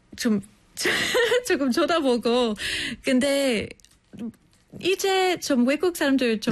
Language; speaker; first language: Korean; non-native, fluent; English